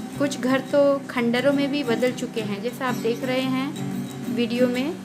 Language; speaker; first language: Hindi; non-native, local second language; Bangla